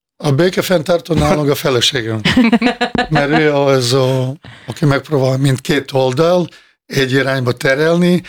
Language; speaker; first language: Hungarian; non-native, fluent; Bosnian